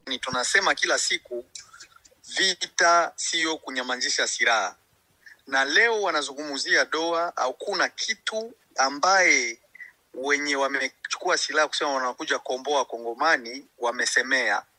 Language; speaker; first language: Swahili; native; Swahili